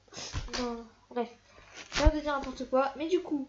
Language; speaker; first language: French; native; French